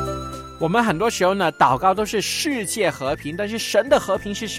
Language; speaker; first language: Chinese; native; Chinese